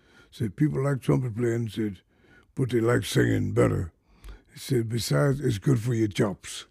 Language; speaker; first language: English; native; English